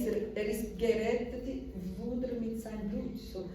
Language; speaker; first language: German; non-native, learner; Portuguese